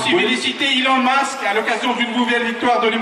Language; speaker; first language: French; non-native, fluent; Russian